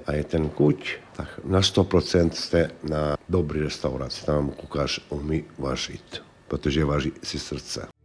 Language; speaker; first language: Czech; non-native, learner; Italian